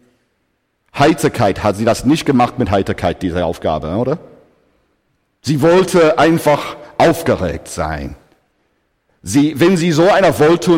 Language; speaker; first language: German; non-native, fluent; English